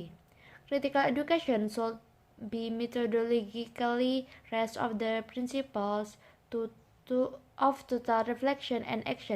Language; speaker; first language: English; non-native, learner; Indonesian